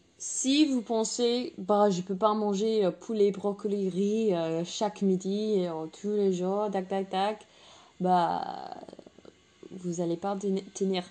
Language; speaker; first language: French; non-native, fluent; English